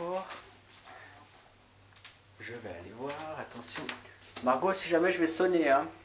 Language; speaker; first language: French; native; French